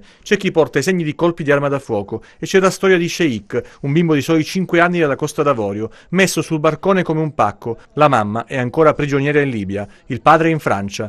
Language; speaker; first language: Italian; native; Italian